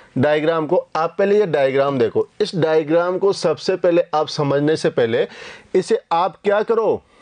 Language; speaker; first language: Hindi; native; Hindi